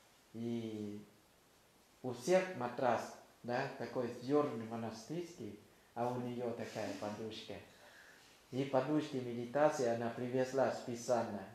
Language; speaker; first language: Russian; non-native, learner; Thai